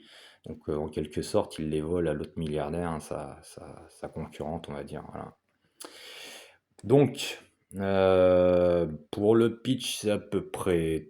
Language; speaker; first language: French; native; French